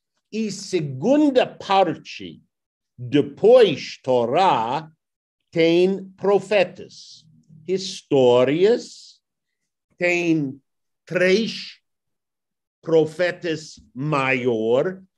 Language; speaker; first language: Portuguese; non-native, learner; English